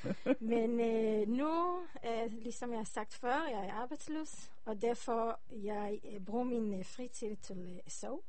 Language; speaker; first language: Danish; non-native, learner; Hebrew